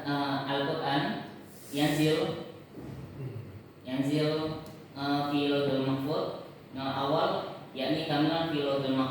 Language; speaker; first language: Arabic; non-native, learner; Indonesian